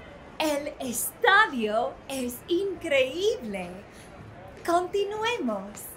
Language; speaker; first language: Spanish; non-native, fluent; English